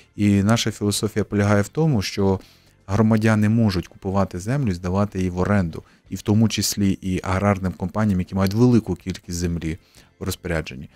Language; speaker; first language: Ukrainian; native; Ukrainian